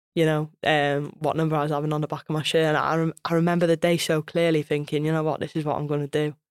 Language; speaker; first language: English; native; English